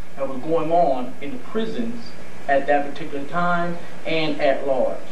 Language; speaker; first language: English; native; English